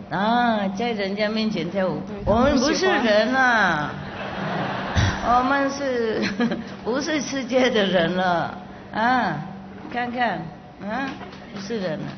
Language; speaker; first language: Chinese; non-native, fluent; Vietnamese